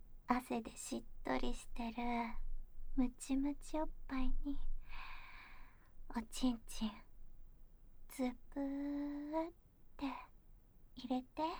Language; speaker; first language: Japanese; native; Japanese